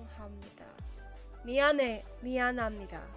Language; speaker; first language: Korean; non-native, learner; English